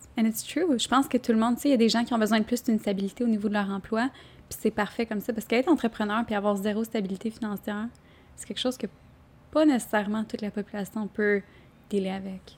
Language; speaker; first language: French; native; French